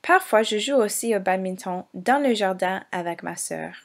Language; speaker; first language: French; non-native, fluent; English